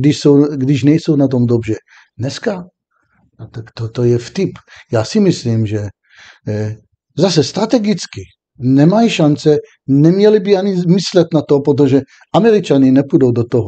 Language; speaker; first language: Czech; non-native, fluent; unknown